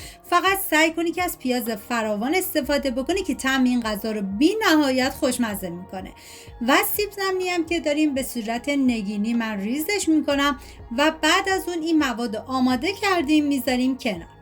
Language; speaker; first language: Persian; native; Persian